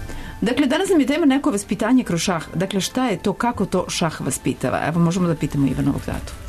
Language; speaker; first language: Serbian; native; Serbian